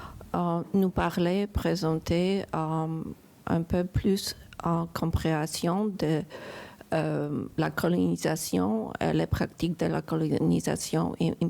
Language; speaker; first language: French; non-native, fluent; Ukrainian